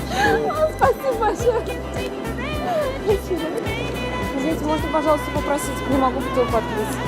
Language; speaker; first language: Russian; non-native, local second language; Tatar